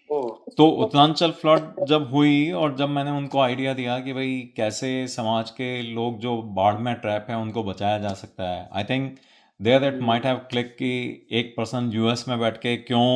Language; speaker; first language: Hindi; native; Hindi